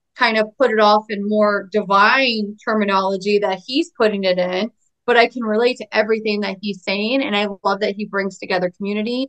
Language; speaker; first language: English; native; English